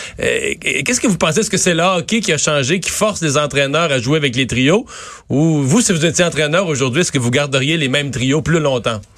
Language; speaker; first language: French; native; French